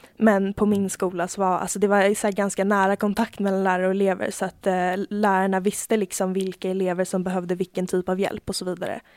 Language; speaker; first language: Swedish; native; Swedish